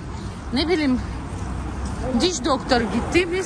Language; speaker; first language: Turkish; non-native, learner; Russian